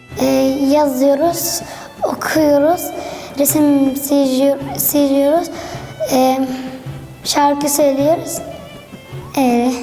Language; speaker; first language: Turkish; early bilingual, other home language; Arabic